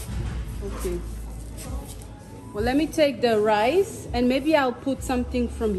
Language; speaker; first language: English; non-native, fluent; French